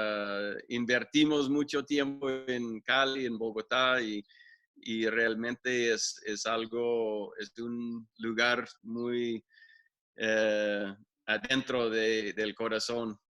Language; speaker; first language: Spanish; non-native, fluent; English